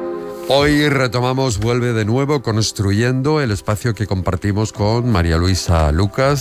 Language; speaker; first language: Spanish; native; Spanish